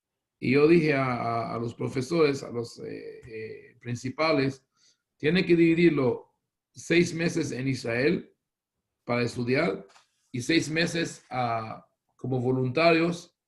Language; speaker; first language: Spanish; non-native, fluent; Hebrew